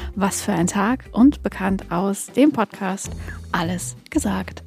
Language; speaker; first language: German; native; German